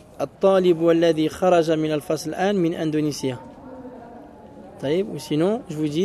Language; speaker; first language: Arabic; non-native, fluent; French